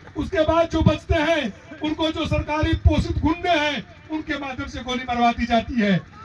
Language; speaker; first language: Hindi; native; Hindi